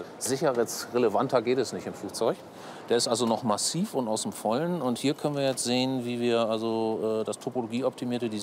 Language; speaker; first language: German; native; German